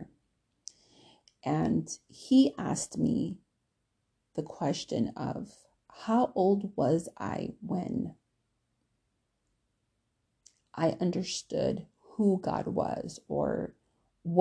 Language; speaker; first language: English; native; English